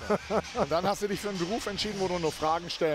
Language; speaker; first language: German; native; German